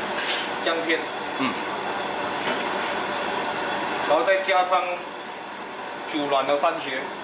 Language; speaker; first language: Chinese; native; Chinese